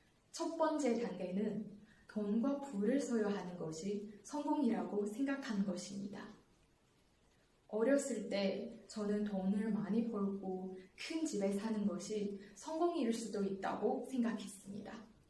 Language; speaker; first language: Korean; non-native, fluent; Chinese